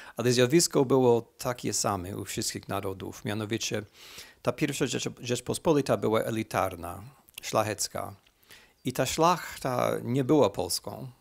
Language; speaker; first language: Polish; non-native, fluent; English